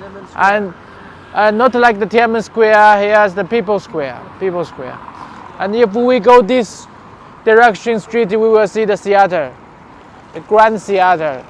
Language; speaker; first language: English; non-native, learner; Chinese